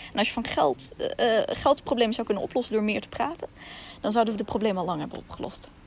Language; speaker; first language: Dutch; early bilingual, other home language; Russian